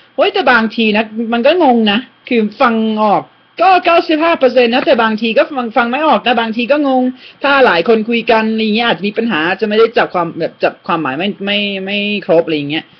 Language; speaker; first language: Thai; non-native, fluent; English